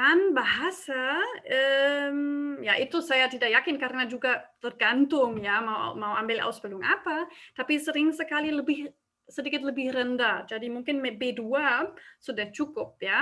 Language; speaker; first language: Indonesian; non-native, fluent; German